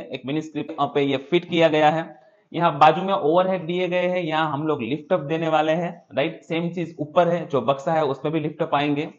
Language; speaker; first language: Hindi; non-native, local second language; Gujarati